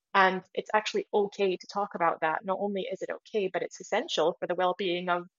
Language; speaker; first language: English; native; English